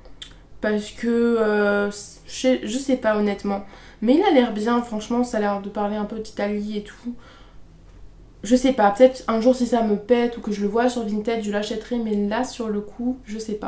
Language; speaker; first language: French; native; French